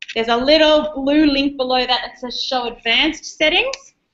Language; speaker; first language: English; native; English